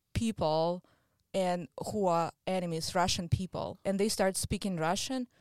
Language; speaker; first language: English; non-native, fluent; Russian